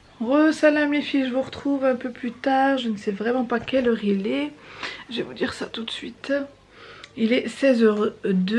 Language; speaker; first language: French; native; French